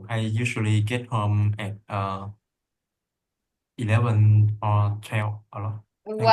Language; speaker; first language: English; non-native, learner; Vietnamese